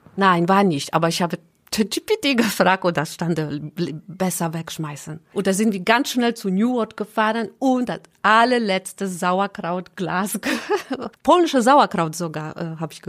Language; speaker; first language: German; non-native, learner; Polish